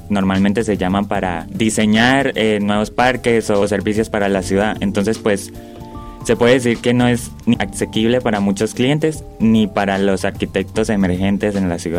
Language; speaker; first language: Spanish; native; Spanish